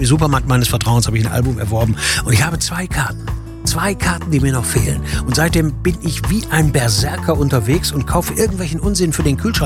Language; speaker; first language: German; native; German